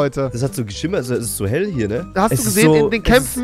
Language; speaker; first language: German; native; German